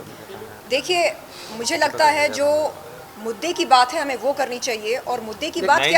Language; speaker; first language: Hindi; native; Hindi